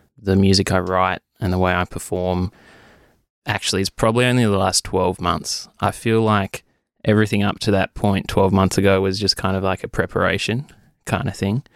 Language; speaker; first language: English; native; English